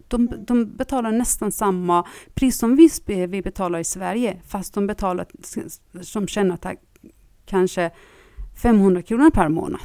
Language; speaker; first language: Swedish; non-native, fluent; Persian